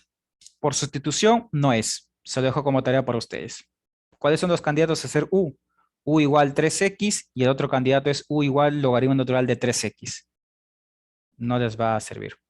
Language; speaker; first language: Spanish; native; Spanish